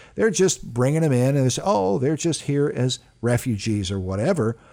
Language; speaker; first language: English; early bilingual, other home language; Italian